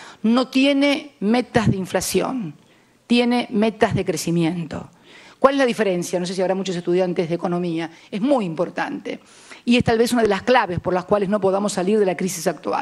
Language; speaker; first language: Spanish; native; Spanish